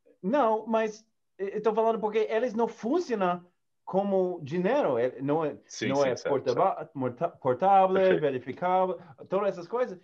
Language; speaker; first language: Portuguese; non-native, learner; English